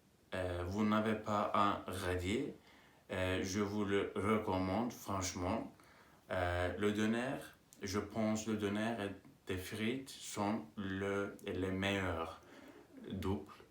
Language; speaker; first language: French; non-native, learner; Turkish